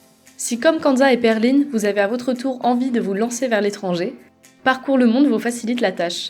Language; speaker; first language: French; native; French